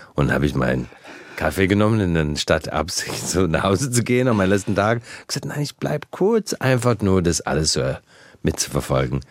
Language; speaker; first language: German; non-native, fluent; English